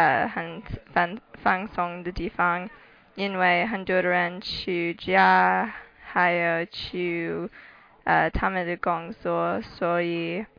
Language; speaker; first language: Chinese; non-native, learner; English